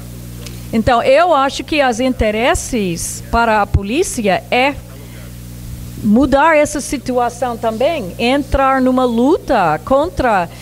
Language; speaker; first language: Portuguese; non-native, fluent; English